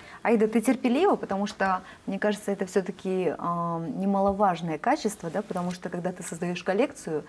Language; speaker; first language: Russian; native; Russian